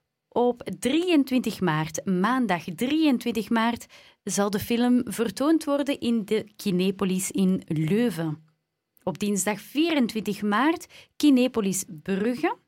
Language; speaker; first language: Dutch; native; Dutch